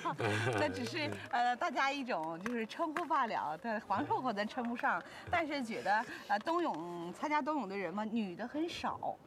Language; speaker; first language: Chinese; native; Chinese